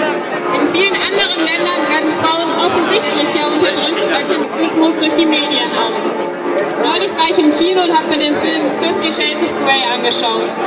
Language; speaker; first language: German; native; German